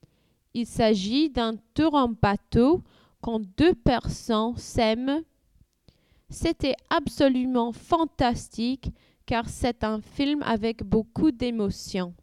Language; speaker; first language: French; non-native, learner; English